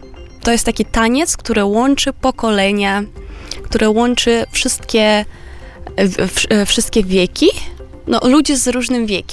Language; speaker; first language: Polish; non-native, fluent; Romanian